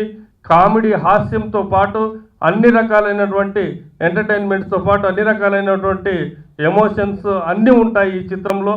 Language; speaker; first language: Telugu; native; Telugu